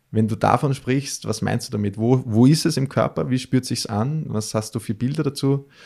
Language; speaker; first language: German; native; German